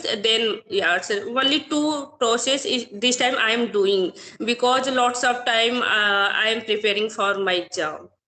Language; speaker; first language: English; non-native, learner; Hindi